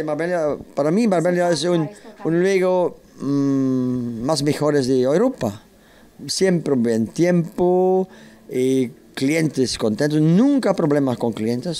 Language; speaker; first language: Spanish; non-native, learner; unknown